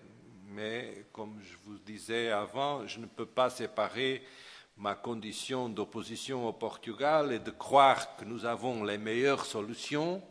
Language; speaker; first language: French; non-native, fluent; Portuguese